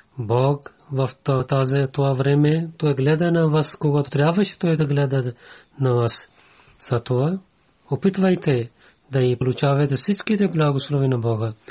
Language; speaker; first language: Bulgarian; non-native, learner; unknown